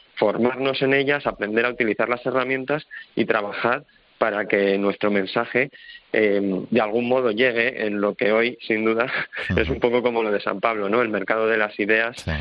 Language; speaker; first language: Spanish; native; Spanish